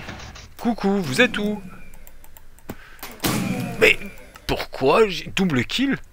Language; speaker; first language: French; native; French